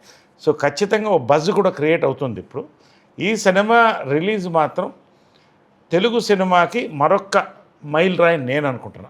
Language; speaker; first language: Telugu; native; Telugu